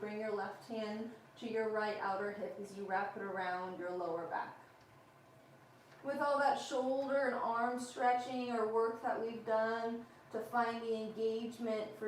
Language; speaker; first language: English; native; English